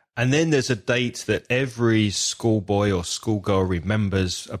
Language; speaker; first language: English; native; English